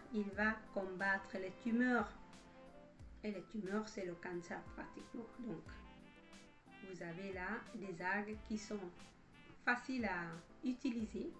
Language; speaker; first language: French; non-native, fluent; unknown